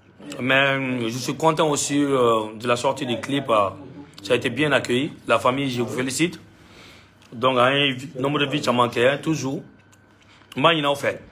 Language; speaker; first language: French; non-native, local second language; Bambara